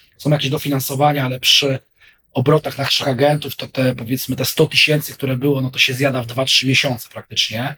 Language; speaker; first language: Polish; native; Polish